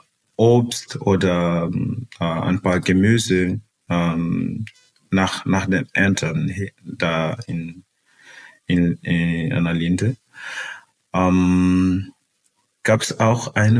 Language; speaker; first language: German; non-native, fluent; Portuguese